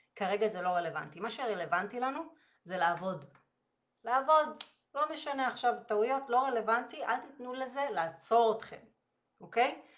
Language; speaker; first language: Hebrew; native; Hebrew